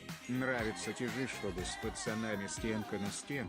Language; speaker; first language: Russian; native; Russian